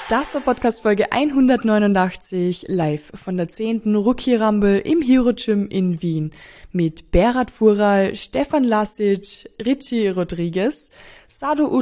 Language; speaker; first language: German; native; German